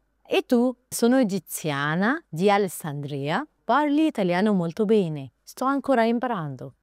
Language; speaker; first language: Italian; non-native, learner; Arabic